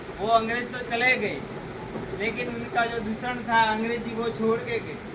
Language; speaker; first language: Hindi; non-native, local second language; Gujarati